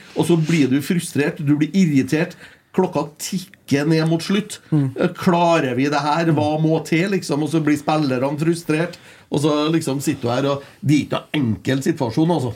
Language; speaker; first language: Norwegian; native; Norwegian